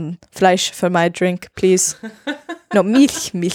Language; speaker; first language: English; native; English